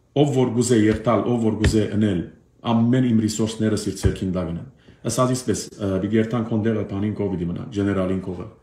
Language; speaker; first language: Armenian; early bilingual, heritage; Armenian